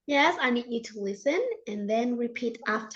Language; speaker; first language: English; non-native, fluent; Vietnamese